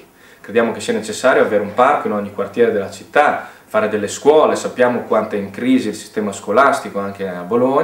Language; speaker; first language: Italian; native; Italian